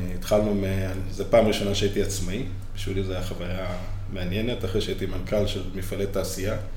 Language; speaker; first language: Hebrew; native; Hebrew